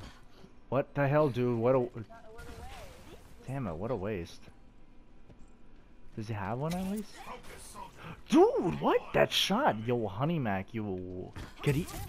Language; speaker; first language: English; native; English